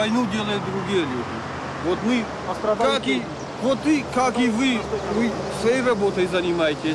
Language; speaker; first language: Russian; native; Russian